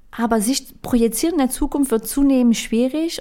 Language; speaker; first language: German; non-native, fluent; French